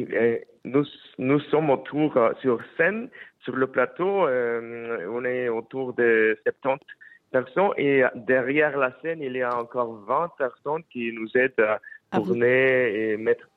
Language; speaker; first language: French; non-native, fluent; Spanish